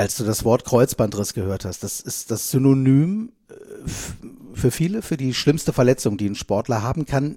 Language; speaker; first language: German; native; German